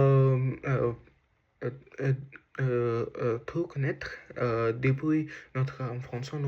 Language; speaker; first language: French; non-native, learner; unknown